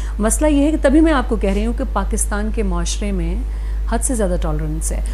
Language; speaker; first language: Urdu; non-native, local second language; Sindhi